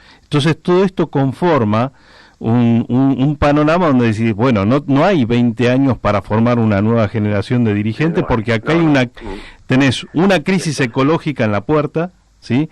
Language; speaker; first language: Spanish; native; Spanish